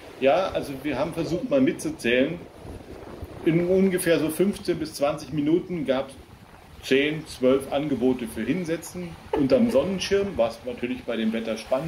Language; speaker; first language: German; native; German